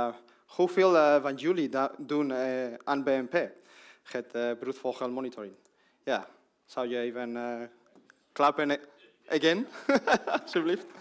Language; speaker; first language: Dutch; non-native, learner; Spanish